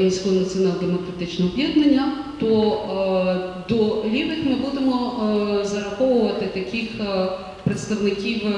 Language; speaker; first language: Ukrainian; native; Ukrainian